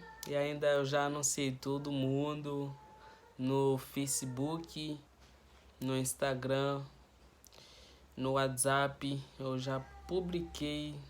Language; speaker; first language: Portuguese; non-native, learner; Haitian Creole